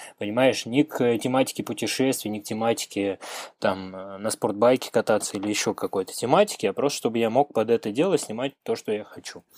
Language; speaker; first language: Russian; native; Russian